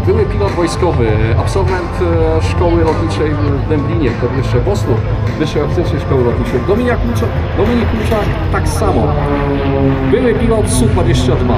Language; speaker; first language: Polish; native; Polish